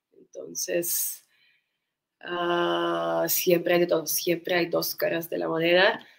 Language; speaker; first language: Spanish; non-native, fluent; Russian